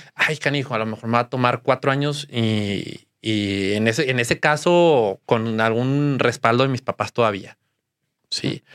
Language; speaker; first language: Spanish; native; Spanish